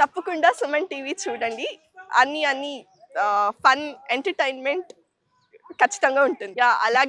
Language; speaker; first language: Telugu; non-native, learner; Kannada